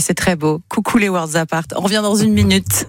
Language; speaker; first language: French; native; French